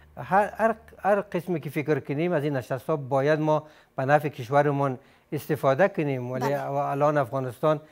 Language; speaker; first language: Persian; native; Persian